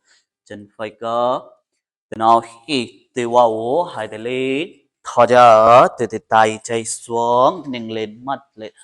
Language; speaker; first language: Vietnamese; non-native, learner; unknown